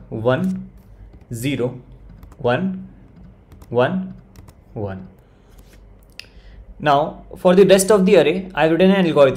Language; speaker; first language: English; non-native, local second language; Hindi